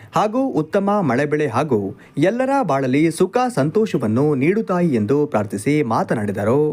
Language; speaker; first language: Kannada; native; Kannada